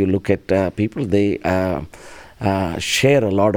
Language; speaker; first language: English; non-native, local second language; Malayalam